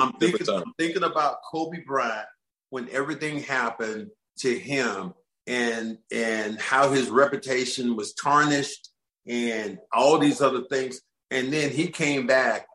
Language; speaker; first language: English; native; English